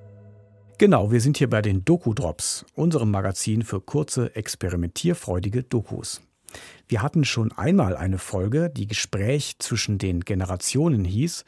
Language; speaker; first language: German; native; German